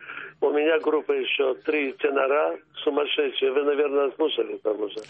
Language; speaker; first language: Russian; early bilingual, heritage; Russian